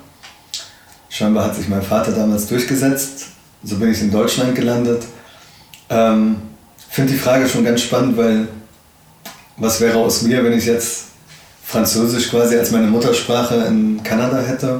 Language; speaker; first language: German; early bilingual, other home language; Arabic